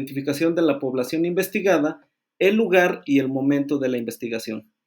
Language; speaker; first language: Spanish; native; Spanish